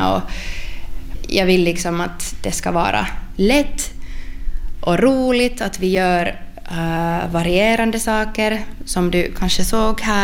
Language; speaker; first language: Swedish; non-native, local second language; Finnish